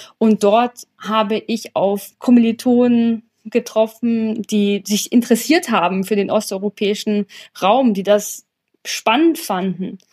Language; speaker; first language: German; early bilingual, other home language; Polish